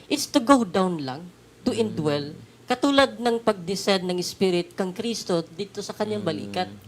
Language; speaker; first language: Filipino; non-native, local second language; Cebuano